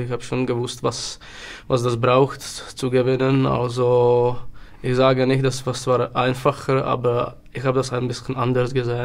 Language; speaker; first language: German; non-native, learner; Czech